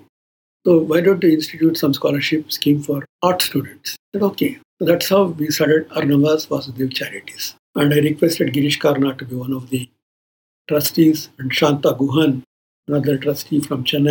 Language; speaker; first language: English; non-native, local second language; Kannada